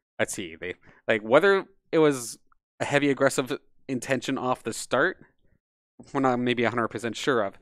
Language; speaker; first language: English; native; English